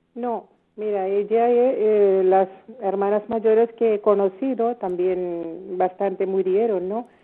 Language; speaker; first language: Spanish; non-native, learner; Malayalam